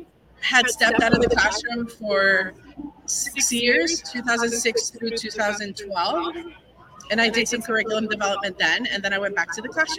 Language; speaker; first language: English; non-native, fluent; Spanish